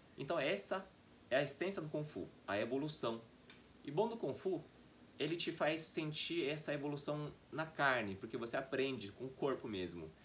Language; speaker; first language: Portuguese; non-native, fluent; Chinese